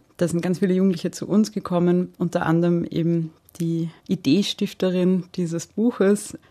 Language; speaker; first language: German; native; German